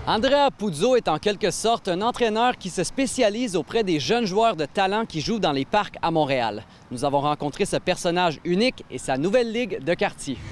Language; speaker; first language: French; native; French